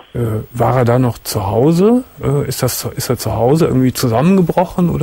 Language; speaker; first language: German; native; German